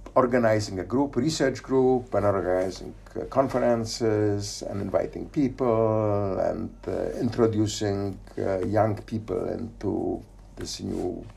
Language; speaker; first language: English; non-native, fluent; Polish